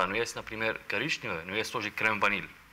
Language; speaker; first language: Russian; non-native, learner; Arabic